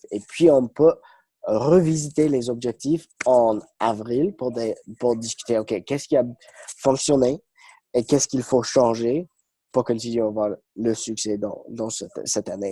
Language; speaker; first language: French; non-native, fluent; English